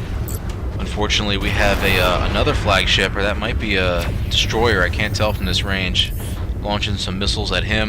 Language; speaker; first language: English; native; English